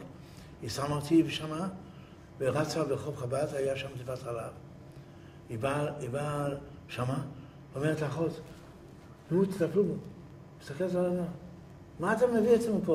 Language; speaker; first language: Hebrew; early bilingual, other home language; Yiddish